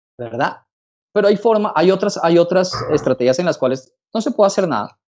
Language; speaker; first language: Spanish; native; Spanish